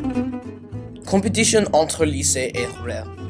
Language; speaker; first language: French; non-native, learner; English